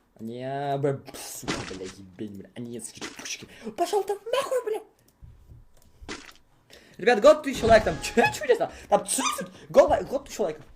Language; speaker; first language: Russian; non-native, local second language; Kazakh